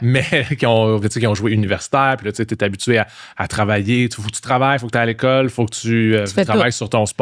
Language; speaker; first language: French; native; French